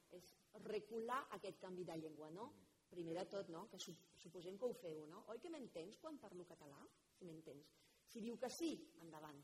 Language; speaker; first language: Catalan; non-native, fluent; French